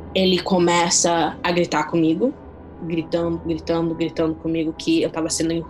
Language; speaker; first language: Portuguese; non-native, fluent; English